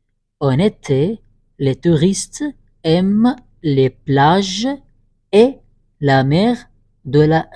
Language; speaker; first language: French; non-native, fluent; Arabic